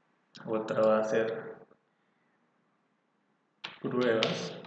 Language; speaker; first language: Spanish; native; Spanish